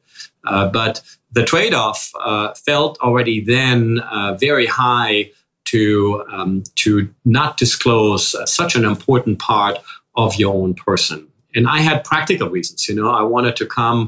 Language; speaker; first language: English; non-native, fluent; German